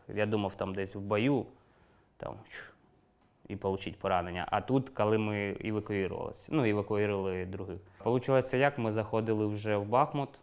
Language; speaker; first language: Ukrainian; non-native, local second language; Russian